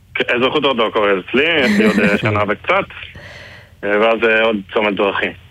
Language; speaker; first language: Hebrew; non-native, fluent; English